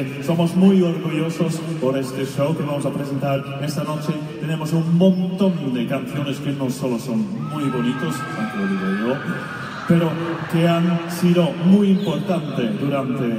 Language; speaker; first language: Spanish; non-native, fluent; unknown